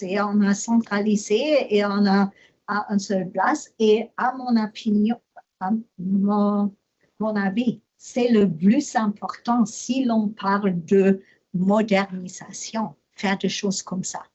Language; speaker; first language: French; non-native, learner; German